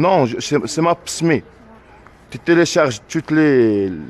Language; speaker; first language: French; non-native, learner; Arabic